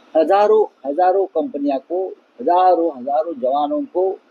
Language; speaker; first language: Hindi; non-native, local second language; Marathi